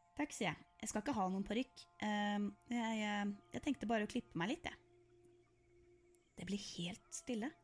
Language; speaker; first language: Norwegian; early bilingual, other home language; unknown